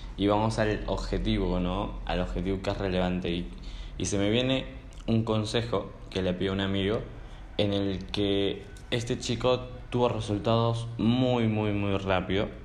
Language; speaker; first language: Spanish; native; Spanish